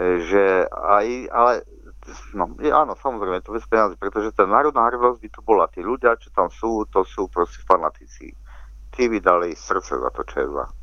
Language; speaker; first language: Slovak; native; Slovak